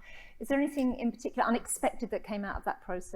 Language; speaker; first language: English; native; English